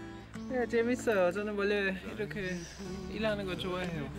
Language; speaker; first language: Korean; non-native, fluent; German